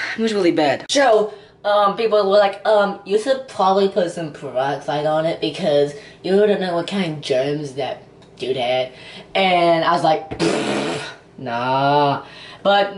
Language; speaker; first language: English; native; English